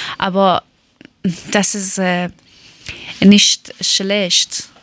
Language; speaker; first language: German; non-native, learner; Persian